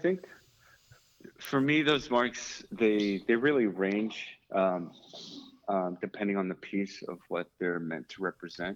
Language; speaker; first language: English; native; English